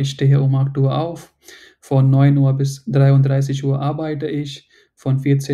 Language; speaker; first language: German; non-native, learner; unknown